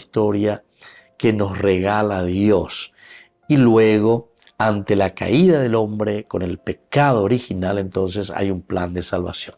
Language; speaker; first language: Spanish; native; Spanish